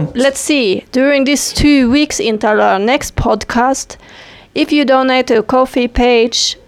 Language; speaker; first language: English; non-native, fluent; Swedish